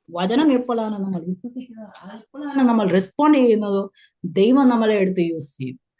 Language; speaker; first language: Malayalam; early bilingual, heritage; Malayalam